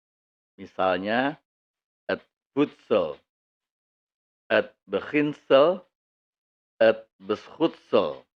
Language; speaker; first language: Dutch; non-native, fluent; Indonesian